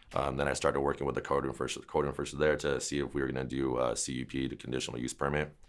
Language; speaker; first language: English; native; English